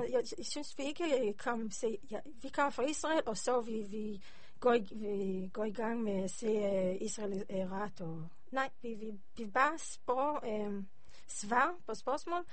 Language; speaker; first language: Danish; non-native, learner; Hebrew